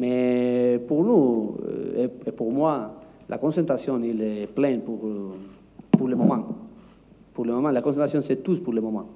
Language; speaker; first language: French; non-native, learner; Spanish